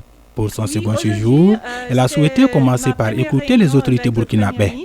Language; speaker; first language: French; native; French